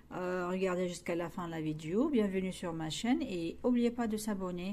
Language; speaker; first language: French; non-native, local second language; Arabic